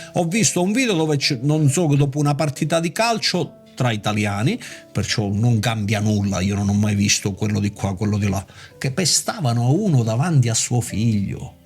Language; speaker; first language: Italian; native; Italian